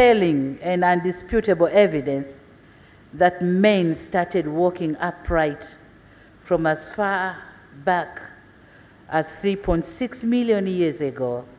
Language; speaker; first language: English; non-native, local second language; Swahili